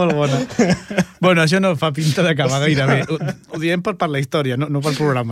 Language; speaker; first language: Catalan; native; Catalan